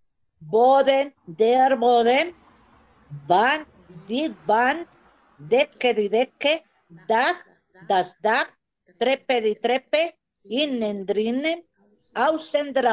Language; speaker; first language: German; non-native, learner; Spanish